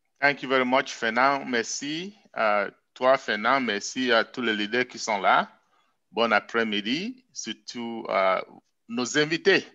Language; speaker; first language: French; non-native, local second language; English